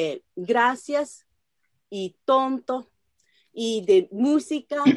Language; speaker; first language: Spanish; non-native, learner; Japanese